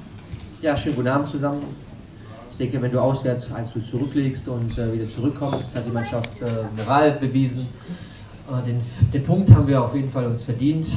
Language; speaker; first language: German; native; German